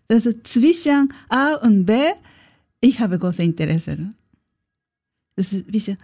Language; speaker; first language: German; non-native, learner; Japanese